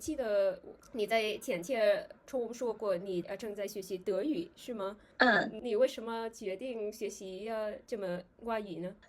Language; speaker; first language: Chinese; non-native, fluent; Vietnamese